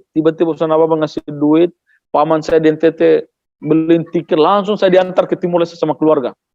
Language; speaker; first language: Indonesian; non-native, local second language; Tetum